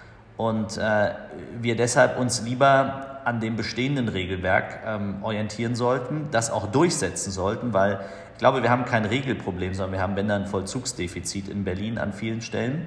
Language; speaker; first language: German; native; German